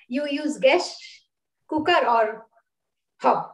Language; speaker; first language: English; non-native, learner; Bangla